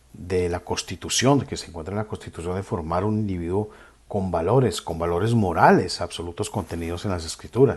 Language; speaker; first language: Spanish; native; Spanish